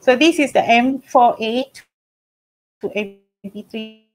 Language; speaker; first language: English; non-native, local second language; Malay